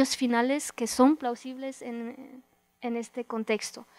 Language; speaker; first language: Spanish; non-native, fluent; Romanian